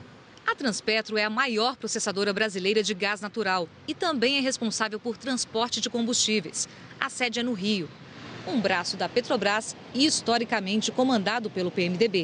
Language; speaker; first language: Portuguese; native; Portuguese